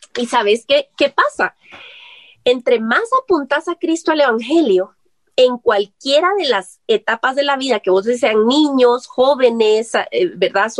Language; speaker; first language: Spanish; native; Spanish